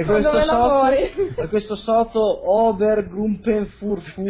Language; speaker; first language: Italian; native; Italian